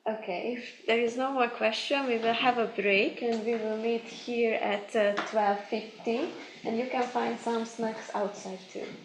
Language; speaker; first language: English; non-native, fluent; Hungarian